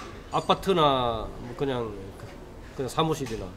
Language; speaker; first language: Korean; native; Korean